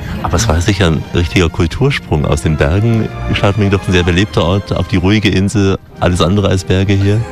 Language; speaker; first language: German; native; German